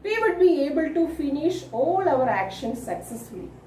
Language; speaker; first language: English; non-native, local second language; Malayalam